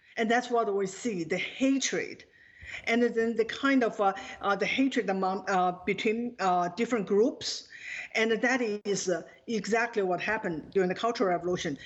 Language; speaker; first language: English; non-native, fluent; Chinese